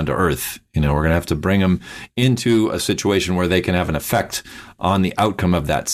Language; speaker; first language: English; native; English